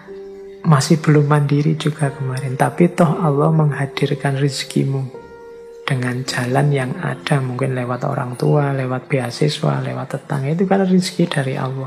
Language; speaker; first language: Indonesian; native; Indonesian